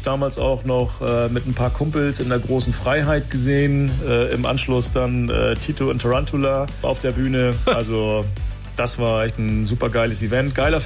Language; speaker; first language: German; native; German